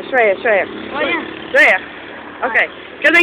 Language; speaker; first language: Arabic; non-native, learner; English